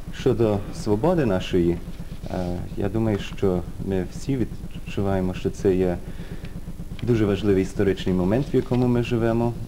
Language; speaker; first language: Ukrainian; early bilingual, heritage; Ukrainian